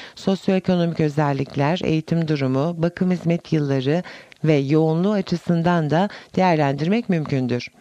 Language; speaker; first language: Turkish; native; Turkish